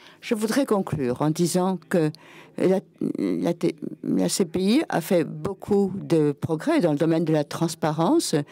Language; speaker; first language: French; non-native, fluent; German